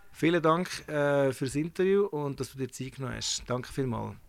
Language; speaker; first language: German; native; German